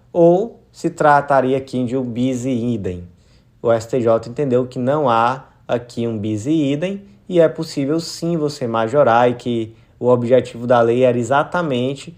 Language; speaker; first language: Portuguese; native; Portuguese